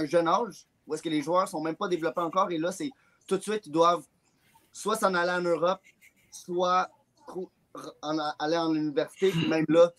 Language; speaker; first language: French; native; French